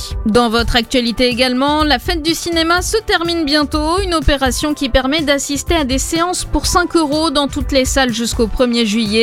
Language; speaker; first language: French; native; French